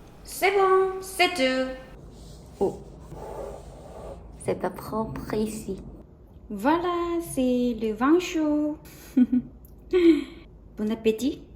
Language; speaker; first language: French; non-native, learner; Korean